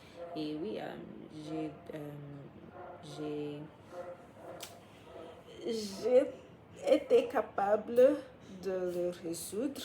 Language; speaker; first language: French; non-native, fluent; English